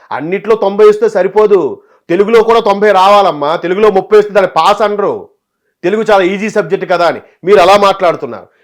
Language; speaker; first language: Telugu; native; Telugu